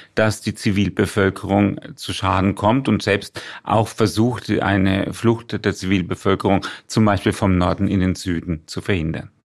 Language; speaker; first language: German; native; German